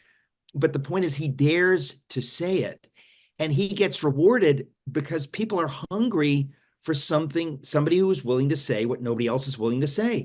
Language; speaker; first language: English; native; English